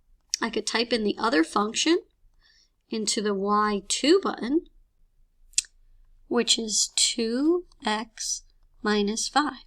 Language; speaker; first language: English; native; English